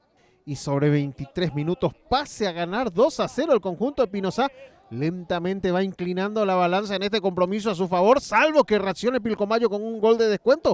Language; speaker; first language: Spanish; native; Spanish